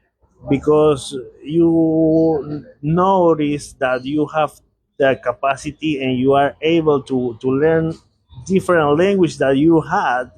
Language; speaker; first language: English; non-native, learner; Spanish